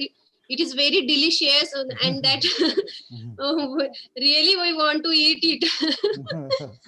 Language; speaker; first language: English; non-native, fluent; Marathi